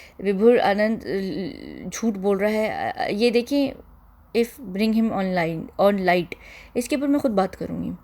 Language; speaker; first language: Urdu; early bilingual, heritage; Hindi